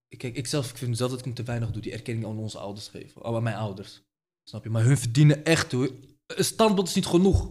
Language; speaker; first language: Dutch; early bilingual, other home language; Arabic